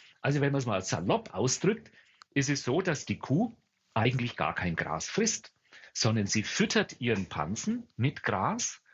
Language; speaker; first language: German; native; German